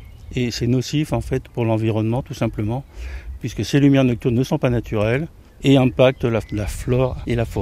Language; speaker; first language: French; native; French